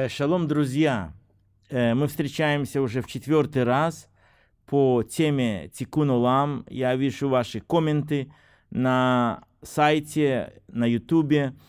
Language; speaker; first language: Russian; native; Russian